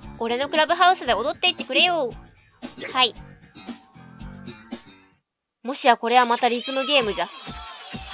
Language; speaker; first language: Japanese; native; Japanese